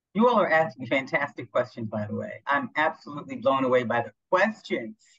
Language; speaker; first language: English; native; English